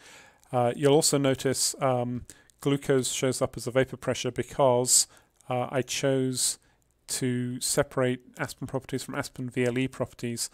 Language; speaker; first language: English; native; English